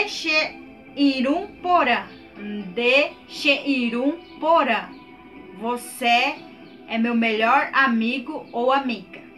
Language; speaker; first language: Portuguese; non-native, local second language; Guarani